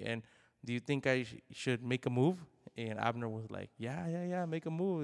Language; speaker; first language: English; early bilingual, other home language; Spanish